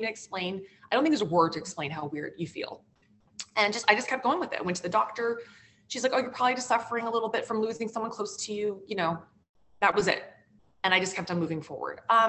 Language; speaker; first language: English; native; English